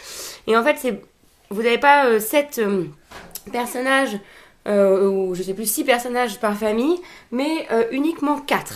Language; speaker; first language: French; native; French